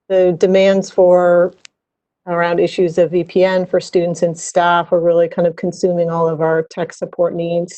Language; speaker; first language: English; native; English